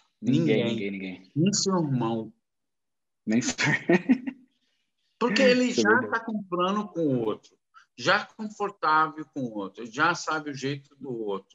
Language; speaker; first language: Portuguese; non-native, learner; Arabic